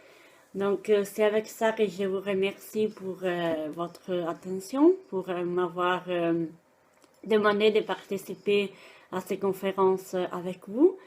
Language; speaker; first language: French; non-native, fluent; Italian